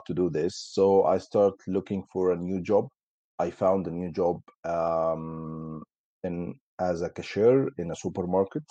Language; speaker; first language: English; non-native, fluent; Arabic